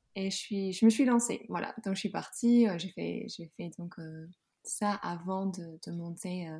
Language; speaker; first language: French; non-native, fluent; Dutch